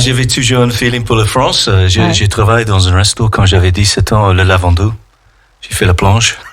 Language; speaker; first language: French; non-native, fluent; English